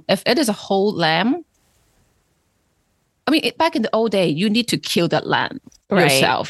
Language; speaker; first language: English; non-native, local second language; Cantonese